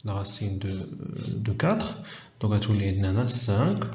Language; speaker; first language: French; non-native, local second language; Arabic